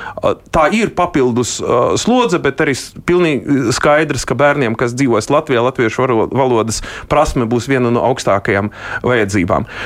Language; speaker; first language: Latvian; non-native, local second language; Russian